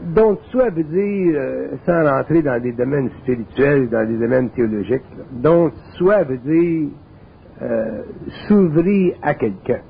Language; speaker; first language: French; native; French